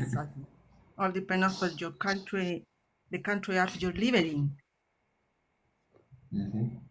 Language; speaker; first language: English; non-native, learner; Spanish